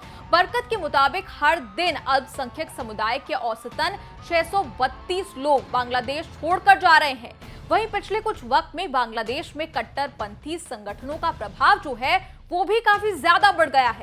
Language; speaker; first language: Hindi; native; Hindi